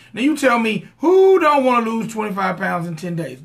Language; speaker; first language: English; native; English